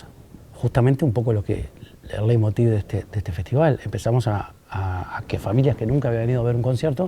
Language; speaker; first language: Spanish; native; Spanish